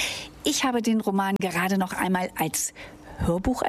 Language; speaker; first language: German; native; German